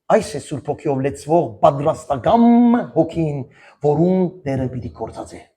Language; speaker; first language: Armenian; early bilingual, heritage; Armenian